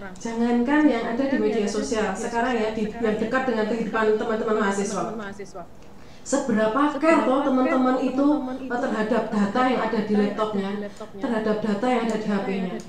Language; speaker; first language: Indonesian; native; Indonesian